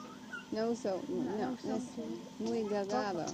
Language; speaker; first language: Spanish; non-native, learner; English